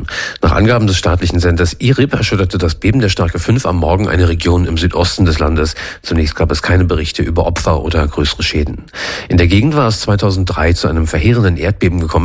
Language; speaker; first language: German; native; German